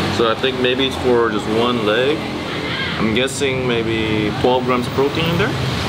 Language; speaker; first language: English; non-native, fluent; Korean